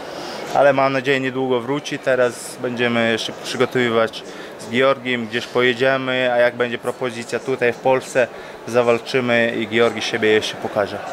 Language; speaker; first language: Polish; non-native, fluent; Chechen